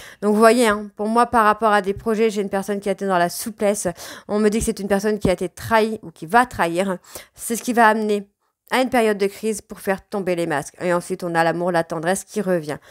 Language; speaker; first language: French; native; French